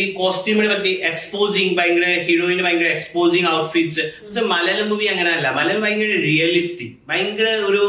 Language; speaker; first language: Malayalam; non-native, fluent; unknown